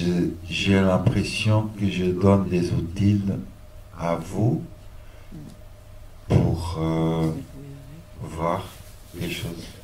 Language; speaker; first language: French; non-native, fluent; Portuguese